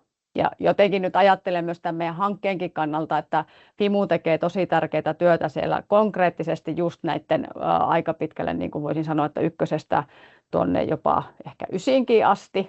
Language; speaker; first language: Finnish; native; Finnish